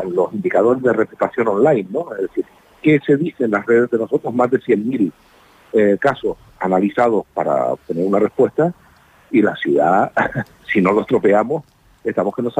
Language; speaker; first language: Spanish; native; Spanish